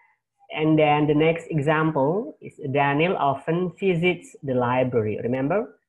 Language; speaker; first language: English; non-native, fluent; Indonesian